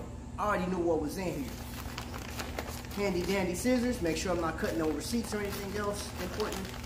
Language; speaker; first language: English; native; English